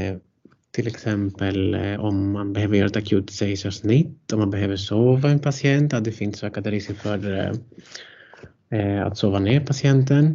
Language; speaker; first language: Swedish; non-native, fluent; Greek